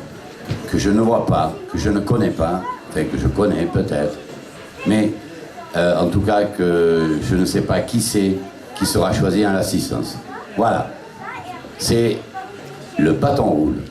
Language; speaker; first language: French; native; French